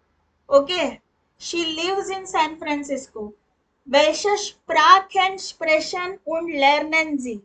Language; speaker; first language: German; non-native, fluent; Hindi